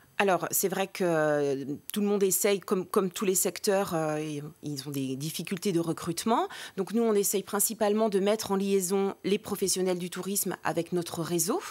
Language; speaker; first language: French; native; French